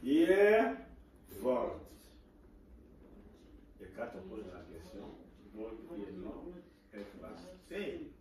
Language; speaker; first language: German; non-native, learner; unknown